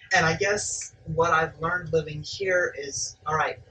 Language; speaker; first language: English; native; English